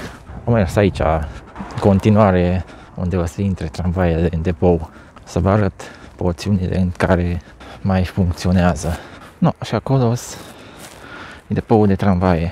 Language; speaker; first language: Romanian; non-native, local second language; Hungarian